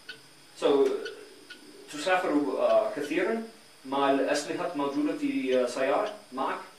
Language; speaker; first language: Arabic; non-native, fluent; English